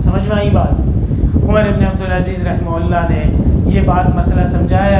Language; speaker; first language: Urdu; non-native, local second language; Pashto